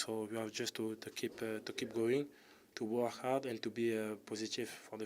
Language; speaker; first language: English; non-native, learner; French